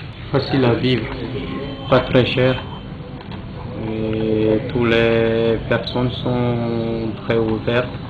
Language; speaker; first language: French; non-native, local second language; Malagasy